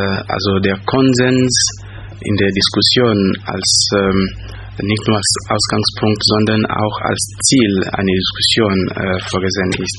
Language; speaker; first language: German; non-native, fluent; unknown